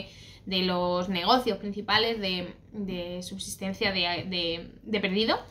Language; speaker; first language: Spanish; native; Spanish